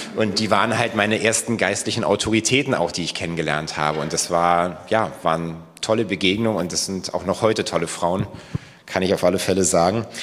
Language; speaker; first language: German; native; German